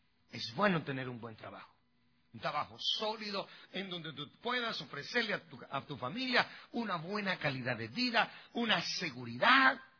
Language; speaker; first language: Spanish; native; Spanish